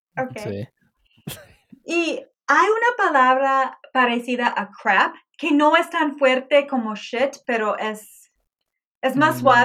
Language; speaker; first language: Spanish; non-native, fluent; English